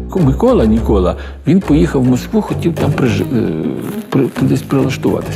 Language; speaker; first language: Ukrainian; native; Ukrainian